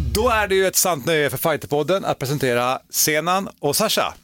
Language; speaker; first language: Swedish; native; Swedish